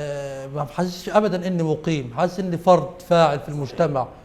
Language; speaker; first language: Arabic; native; Arabic